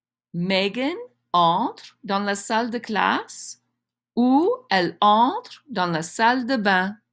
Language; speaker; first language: French; non-native, fluent; English